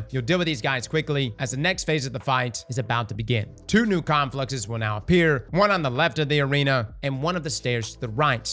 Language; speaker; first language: English; native; English